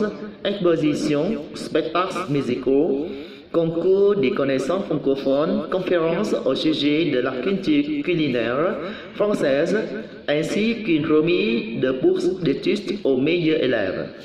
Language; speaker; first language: French; non-native, learner; Vietnamese